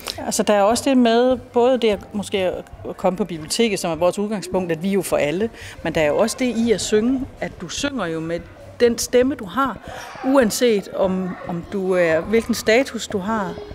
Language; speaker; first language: Danish; native; Danish